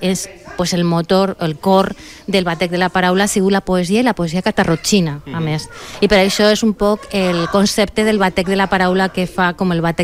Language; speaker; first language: Catalan; non-native, local second language; Spanish